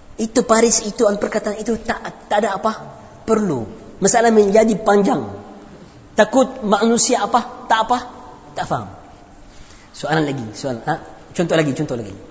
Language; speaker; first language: Indonesian; non-native, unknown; Arabic